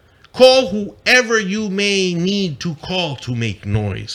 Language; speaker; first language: English; non-native, local second language; Spanish